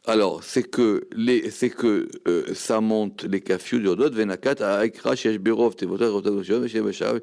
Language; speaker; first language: French; native; French